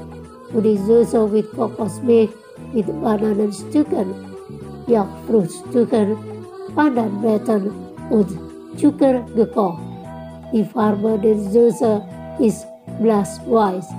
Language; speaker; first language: German; non-native, fluent; Indonesian